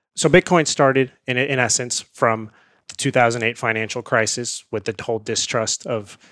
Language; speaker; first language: English; early bilingual, other home language; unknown